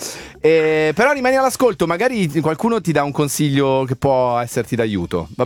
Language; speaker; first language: Italian; native; Italian